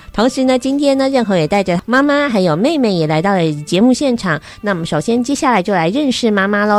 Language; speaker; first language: Chinese; native; Chinese